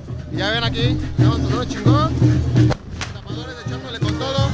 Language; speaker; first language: Spanish; native; Spanish